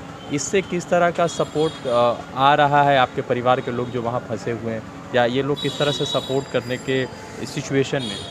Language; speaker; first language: Hindi; native; Hindi